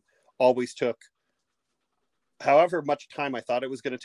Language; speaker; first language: English; native; English